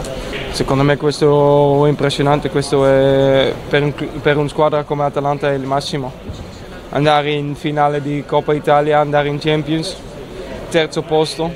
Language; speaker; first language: Italian; non-native, fluent; Dutch